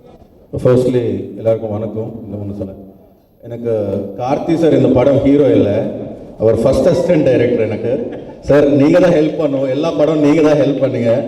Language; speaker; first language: Tamil; non-native, learner; Telugu